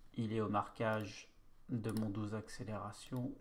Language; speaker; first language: French; native; French